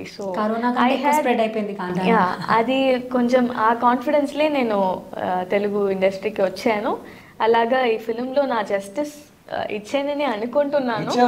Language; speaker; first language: Telugu; non-native, learner; Tamil